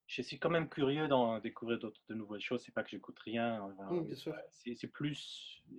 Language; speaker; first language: French; non-native, fluent; German